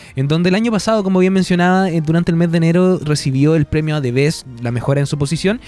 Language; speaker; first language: Spanish; native; Spanish